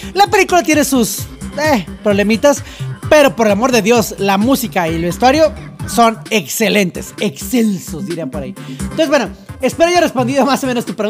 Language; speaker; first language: Spanish; native; Spanish